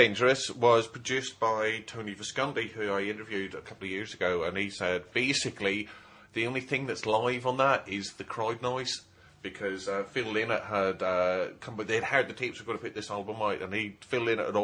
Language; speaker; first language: English; native; English